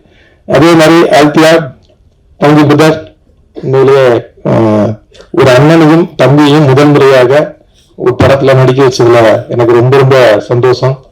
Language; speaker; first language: Tamil; native; Tamil